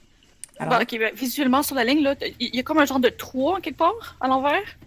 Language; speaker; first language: French; native; French